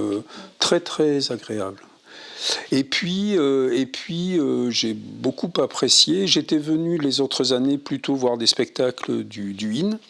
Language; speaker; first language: French; native; French